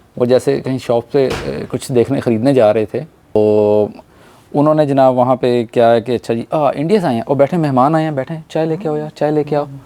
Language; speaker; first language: Urdu; native; Urdu